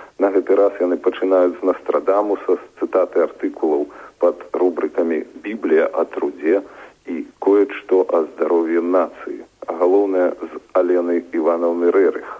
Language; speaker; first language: Belarusian; native; Belarusian